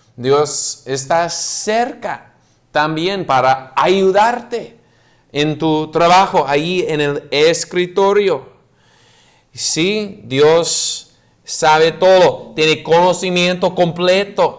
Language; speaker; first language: Spanish; non-native, fluent; English